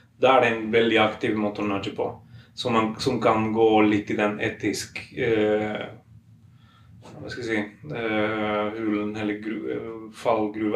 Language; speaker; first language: Norwegian; non-native, fluent; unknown